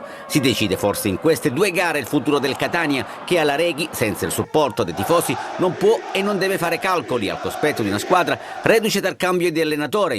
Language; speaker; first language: Italian; native; Italian